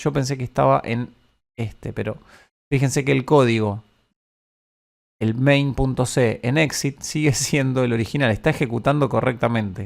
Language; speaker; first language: Spanish; native; Spanish